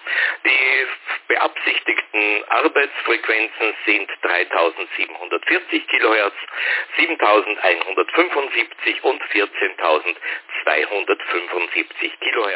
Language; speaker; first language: German; native; German